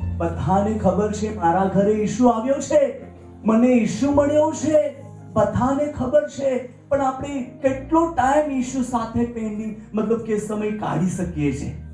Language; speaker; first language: Gujarati; non-native, local second language; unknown